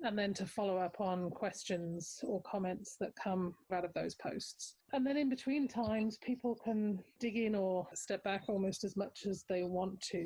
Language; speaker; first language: English; native; English